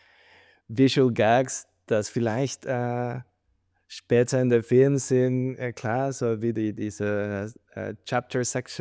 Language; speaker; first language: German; non-native, fluent; Spanish